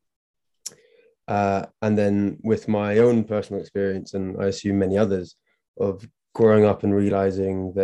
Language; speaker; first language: English; native; English